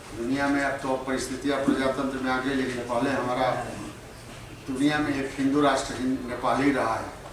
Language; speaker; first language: Hindi; native; Hindi